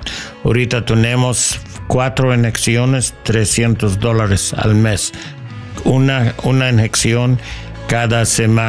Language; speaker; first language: Spanish; non-native, learner; English